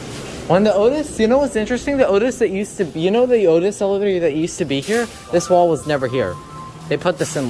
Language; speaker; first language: English; native; English